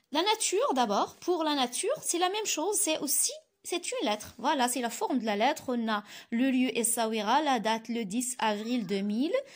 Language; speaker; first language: French; non-native, local second language; Arabic